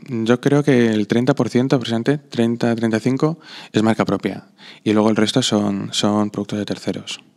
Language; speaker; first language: Spanish; non-native, fluent; Slovak